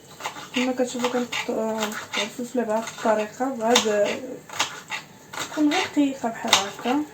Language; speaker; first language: Arabic; native; Arabic